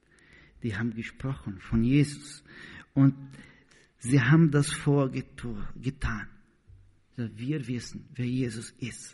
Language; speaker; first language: German; non-native, learner; Portuguese